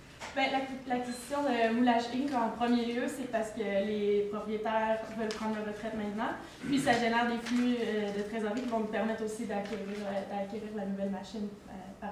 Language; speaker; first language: French; native; French